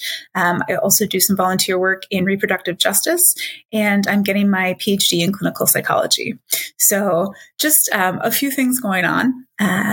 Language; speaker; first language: English; native; English